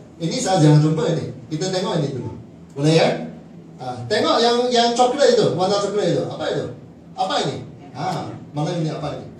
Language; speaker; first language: Malay; non-native, local second language; Chinese